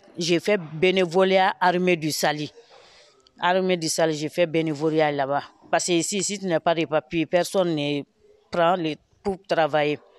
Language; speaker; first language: French; non-native, learner; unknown